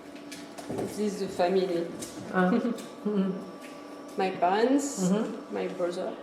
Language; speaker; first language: English; non-native, learner; French